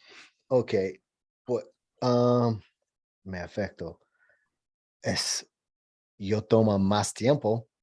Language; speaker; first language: Spanish; non-native, learner; English